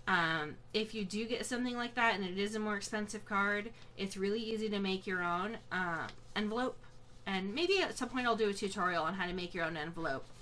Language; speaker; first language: English; native; English